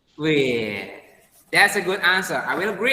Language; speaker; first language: English; non-native, learner; Indonesian